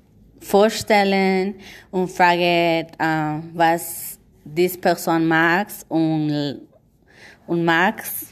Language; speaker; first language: German; non-native, learner; Spanish